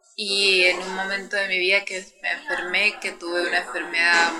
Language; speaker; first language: Spanish; native; Spanish